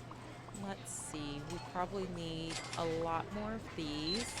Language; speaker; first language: English; native; English